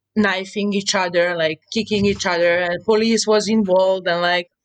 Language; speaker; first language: English; non-native, fluent; Serbian